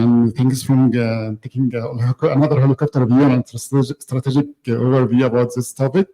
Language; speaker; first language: English; non-native, fluent; Arabic